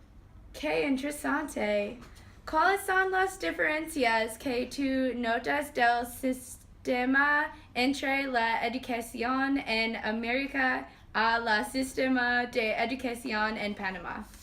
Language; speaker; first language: Spanish; non-native, learner; English